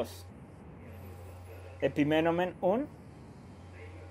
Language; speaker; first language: Greek; non-native, fluent; Spanish